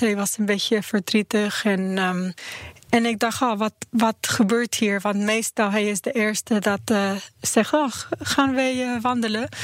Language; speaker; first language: Dutch; non-native, learner; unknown